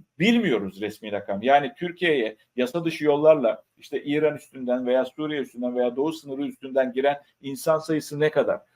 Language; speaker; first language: Turkish; native; Turkish